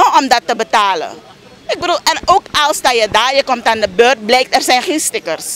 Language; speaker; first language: Dutch; native; Dutch